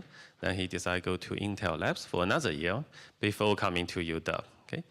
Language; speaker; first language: English; non-native, fluent; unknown